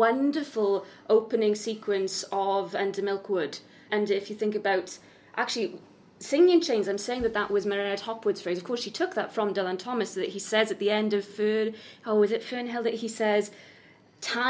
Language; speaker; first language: English; native; English